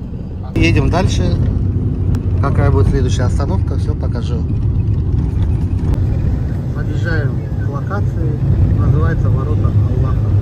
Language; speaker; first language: Russian; native; Russian